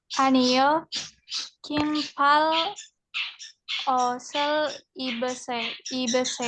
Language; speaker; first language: Korean; non-native, learner; Indonesian